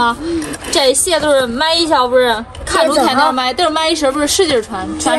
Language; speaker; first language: Chinese; native; Chinese